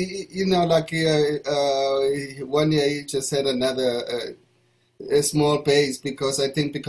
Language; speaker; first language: English; non-native, local second language; Zulu